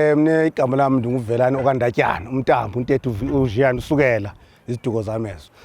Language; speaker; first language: Xhosa; native; Xhosa